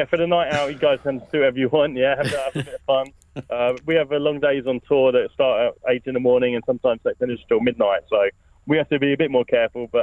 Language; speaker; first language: English; native; English